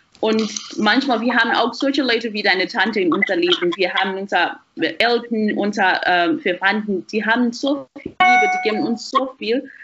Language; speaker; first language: German; non-native, fluent; Shona